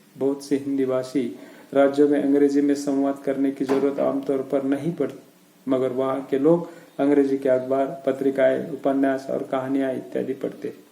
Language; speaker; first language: Hindi; non-native, local second language; Marathi